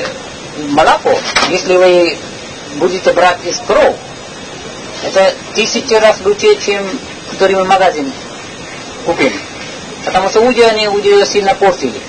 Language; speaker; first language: Russian; non-native, learner; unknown